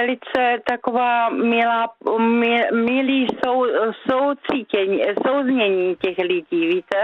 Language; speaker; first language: Czech; native; Czech